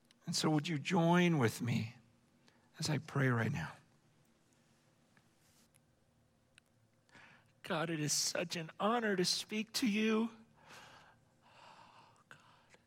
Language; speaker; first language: English; native; English